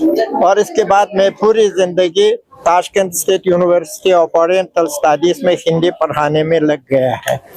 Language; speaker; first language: Hindi; non-native, fluent; Uzbek